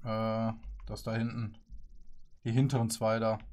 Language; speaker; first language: German; native; German